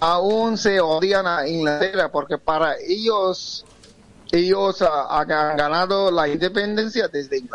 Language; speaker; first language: Spanish; non-native, fluent; Bangla